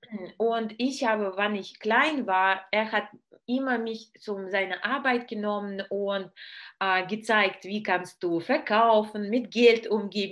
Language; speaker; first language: German; non-native, learner; Russian